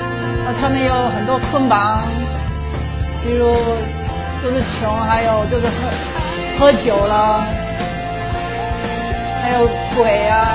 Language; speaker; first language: Chinese; non-native, fluent; English